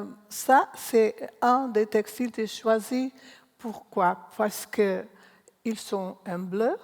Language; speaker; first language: French; non-native, learner; Portuguese